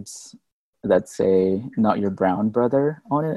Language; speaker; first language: English; non-native, local second language; Filipino